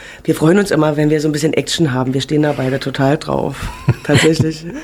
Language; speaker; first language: German; native; German